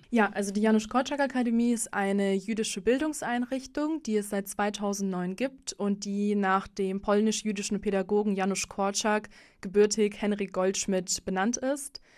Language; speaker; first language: German; early bilingual, other home language; Russian